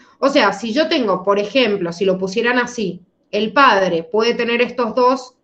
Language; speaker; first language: Spanish; native; Spanish